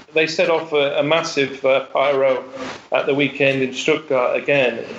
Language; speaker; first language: English; native; English